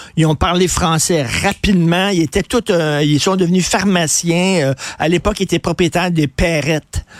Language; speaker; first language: French; native; French